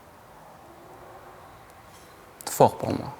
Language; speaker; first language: French; non-native, learner; Persian